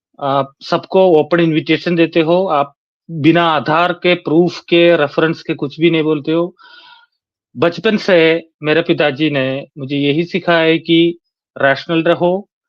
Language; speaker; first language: Hindi; non-native, local second language; Malayalam